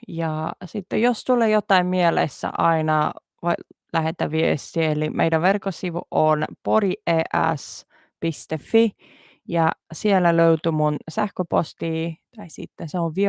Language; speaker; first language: Finnish; non-native, learner; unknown